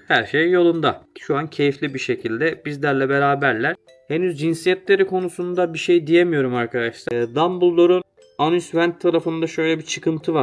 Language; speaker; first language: Turkish; native; Turkish